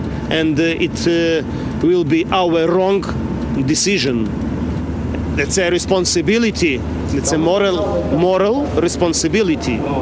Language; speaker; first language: English; non-native, fluent; Ukrainian